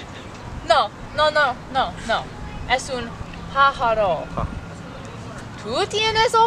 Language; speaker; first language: Spanish; non-native, learner; English